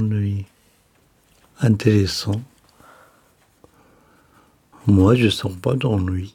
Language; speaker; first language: French; non-native, fluent; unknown